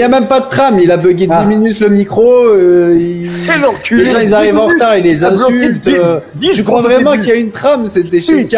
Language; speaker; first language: French; native; French